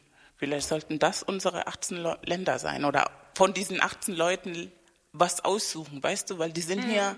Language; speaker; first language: German; non-native, fluent; Spanish